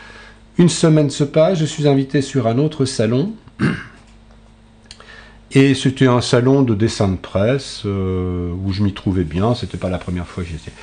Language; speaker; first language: French; native; French